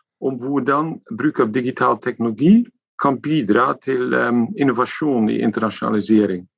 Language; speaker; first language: Norwegian; non-native, fluent; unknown